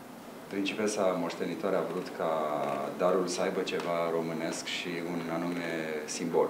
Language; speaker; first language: Romanian; early bilingual, heritage; Romanian